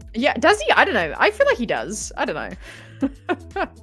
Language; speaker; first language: English; native; English